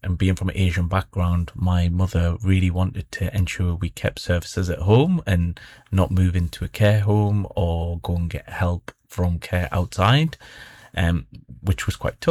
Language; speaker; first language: English; native; English